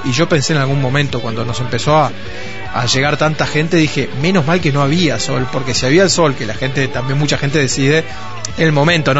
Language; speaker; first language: Spanish; native; Spanish